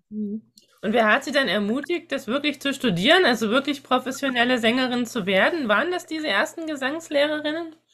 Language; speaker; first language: German; native; German